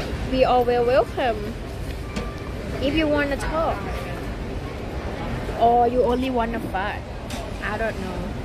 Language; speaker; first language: English; non-native, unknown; Thai